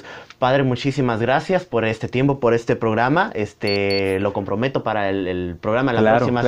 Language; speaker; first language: Spanish; native; Spanish